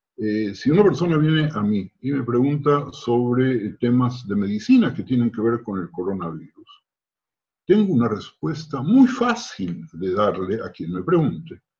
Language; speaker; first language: Spanish; native; Spanish